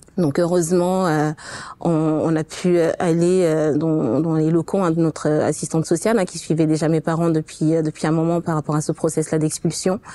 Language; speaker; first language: French; non-native, fluent; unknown